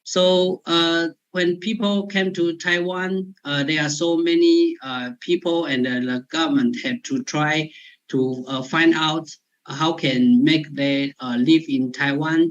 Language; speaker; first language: English; non-native, fluent; Chinese